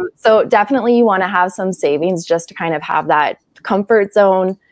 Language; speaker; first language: English; native; English